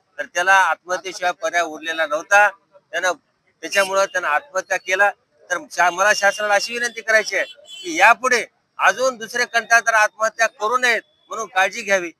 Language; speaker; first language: Marathi; native; Marathi